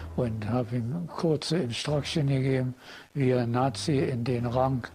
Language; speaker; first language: German; non-native, fluent; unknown